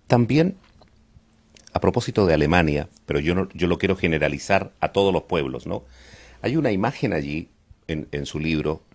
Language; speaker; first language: Spanish; native; Spanish